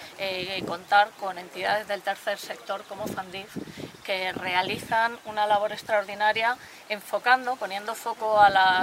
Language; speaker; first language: Spanish; native; Spanish